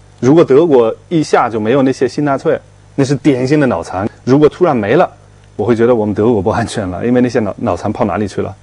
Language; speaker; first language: Chinese; non-native, fluent; German